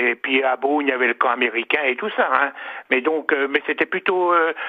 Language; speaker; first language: French; native; French